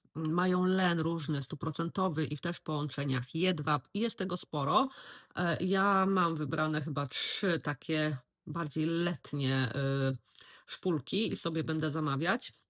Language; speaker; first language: Polish; native; Polish